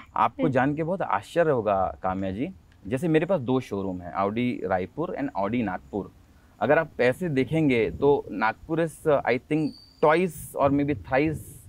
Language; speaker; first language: Hindi; native; Hindi